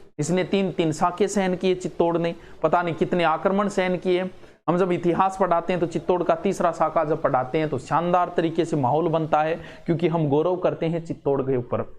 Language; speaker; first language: Hindi; native; Hindi